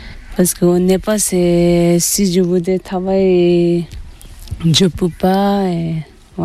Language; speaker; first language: French; non-native, learner; Tibetan